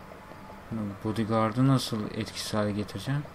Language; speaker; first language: Turkish; native; Turkish